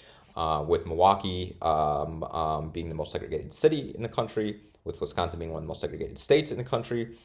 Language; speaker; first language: English; native; English